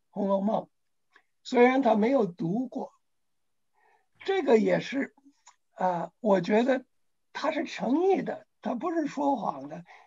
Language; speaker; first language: Chinese; non-native, fluent; English